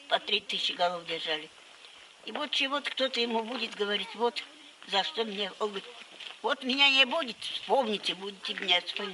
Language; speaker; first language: Russian; native; Russian